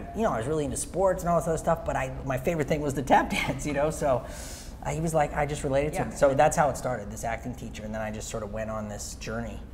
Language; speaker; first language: English; native; English